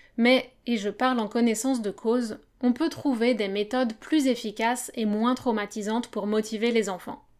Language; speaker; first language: French; native; French